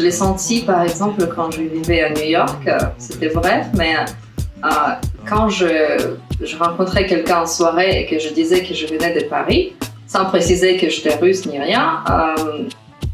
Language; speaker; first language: French; non-native, fluent; Russian